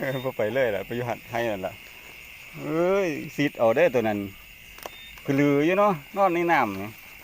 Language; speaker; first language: Thai; native; Thai